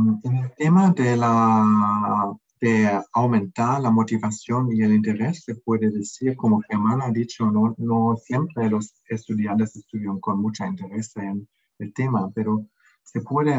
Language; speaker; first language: Spanish; non-native, fluent; German